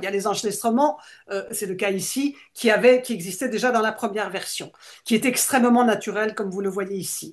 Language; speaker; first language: French; native; French